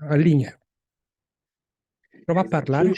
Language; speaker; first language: French; non-native, fluent; Italian